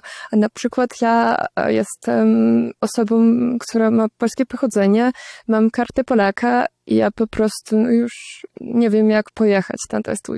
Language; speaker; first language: Polish; non-native, fluent; Russian